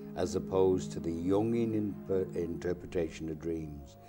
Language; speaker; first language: English; native; English